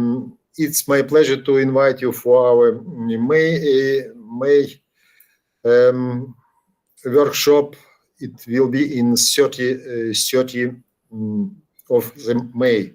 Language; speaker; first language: English; non-native, learner; Ukrainian